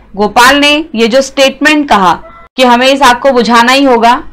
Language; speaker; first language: Hindi; non-native, local second language; Marathi